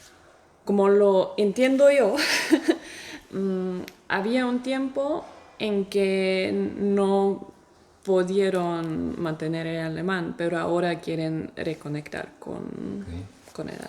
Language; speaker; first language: Spanish; non-native, fluent; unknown